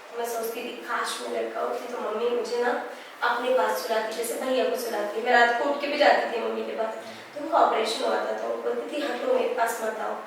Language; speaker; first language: Hindi; native; Hindi